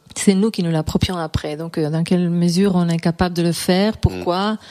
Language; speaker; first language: French; non-native, fluent; Spanish